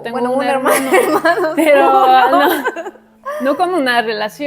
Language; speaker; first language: Spanish; non-native, fluent; French